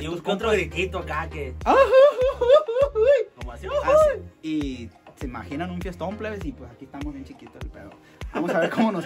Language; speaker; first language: Spanish; native; Spanish